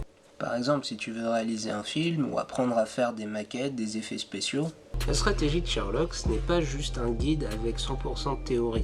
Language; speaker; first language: French; native; French